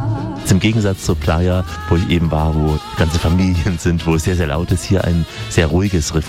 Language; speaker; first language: German; native; German